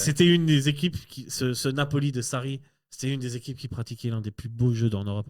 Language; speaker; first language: French; native; French